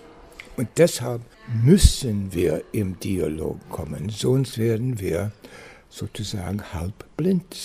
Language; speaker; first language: German; non-native, fluent; English